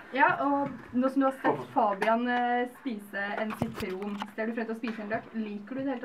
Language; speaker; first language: Norwegian; native; Norwegian